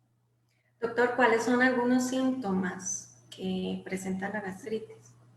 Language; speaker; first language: Spanish; native; Spanish